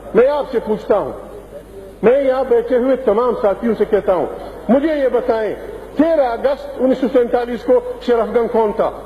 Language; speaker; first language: Urdu; non-native, local second language; Pashto